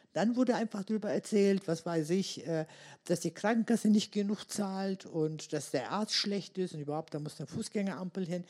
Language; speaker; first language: German; early bilingual, other home language; Turkish